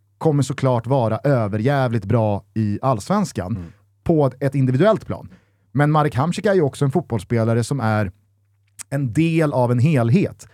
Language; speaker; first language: Swedish; native; Swedish